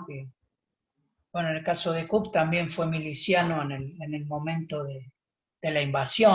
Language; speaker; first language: Spanish; native; Spanish